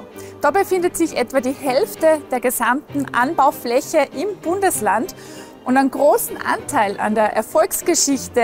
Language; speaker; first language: German; native; German